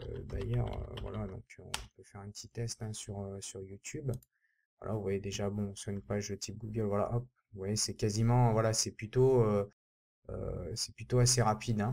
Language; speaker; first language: French; native; French